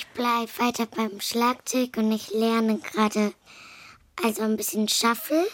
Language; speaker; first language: German; early bilingual, other home language; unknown